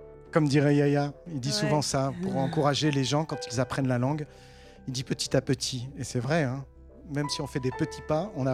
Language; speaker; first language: French; native; French